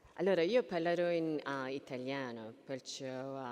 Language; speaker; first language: Italian; non-native, fluent; Korean